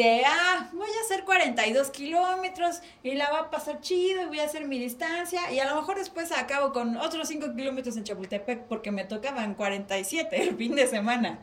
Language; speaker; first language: Spanish; native; Spanish